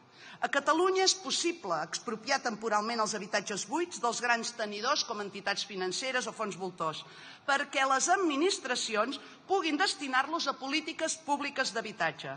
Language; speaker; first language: Catalan; native; Catalan